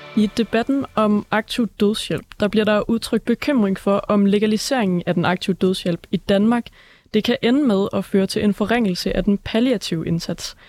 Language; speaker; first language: Danish; native; Danish